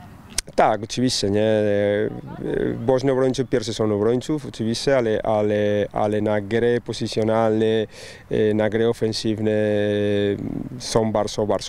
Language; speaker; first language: Polish; non-native, learner; Spanish